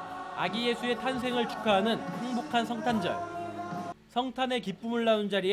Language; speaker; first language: Korean; native; Korean